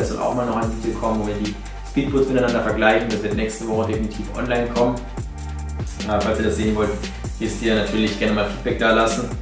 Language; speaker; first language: German; native; German